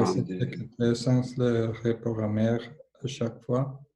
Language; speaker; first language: French; non-native, learner; Spanish